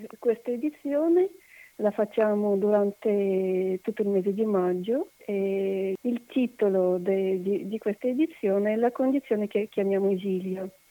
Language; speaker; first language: Italian; non-native, fluent; Russian